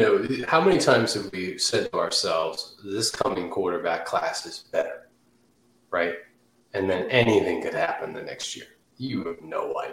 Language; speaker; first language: English; native; English